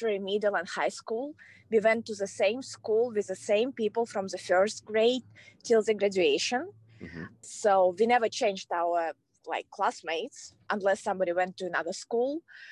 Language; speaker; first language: English; non-native, fluent; Kazakh